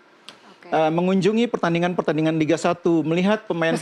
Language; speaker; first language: Indonesian; native; Indonesian